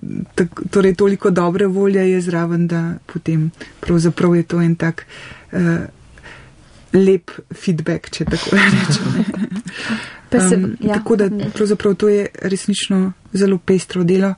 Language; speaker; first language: Slovenian; non-native, fluent; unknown